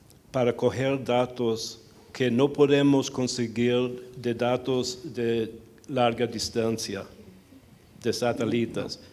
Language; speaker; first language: Spanish; early bilingual, heritage; Spanish